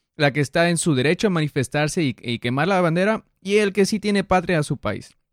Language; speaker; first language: Spanish; native; Spanish